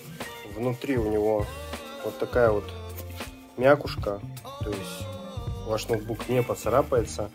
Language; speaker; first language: Russian; native; Russian